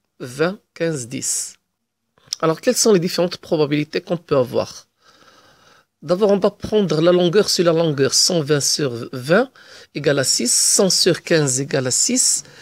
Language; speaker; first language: French; non-native, local second language; Arabic